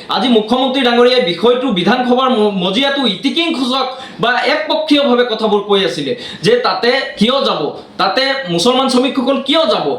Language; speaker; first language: Assamese; non-native, local second language; Bangla